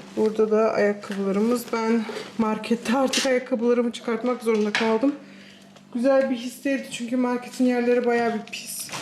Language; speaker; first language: Turkish; early bilingual, heritage; Turkish